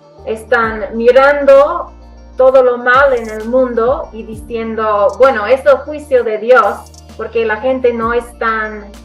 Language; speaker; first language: Spanish; non-native, fluent; English